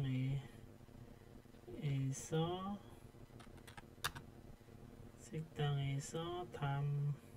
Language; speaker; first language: Korean; non-native, fluent; Khmer